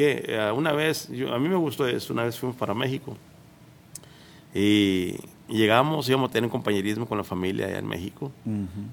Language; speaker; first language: Spanish; native; Spanish